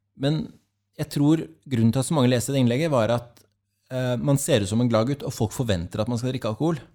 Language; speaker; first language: Norwegian; native; Norwegian